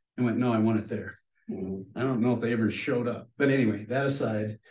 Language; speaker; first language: English; native; English